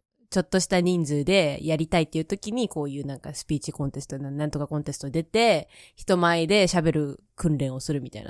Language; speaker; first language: Japanese; native; Japanese